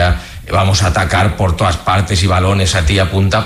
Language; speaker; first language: Spanish; native; Spanish